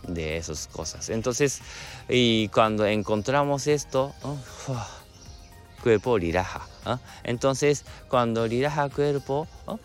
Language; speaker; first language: Spanish; non-native, learner; Japanese